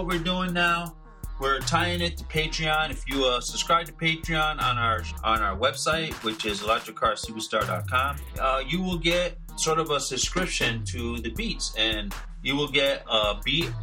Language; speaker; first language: English; native; English